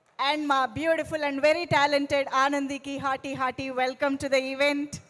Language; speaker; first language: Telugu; non-native, local second language; Malayalam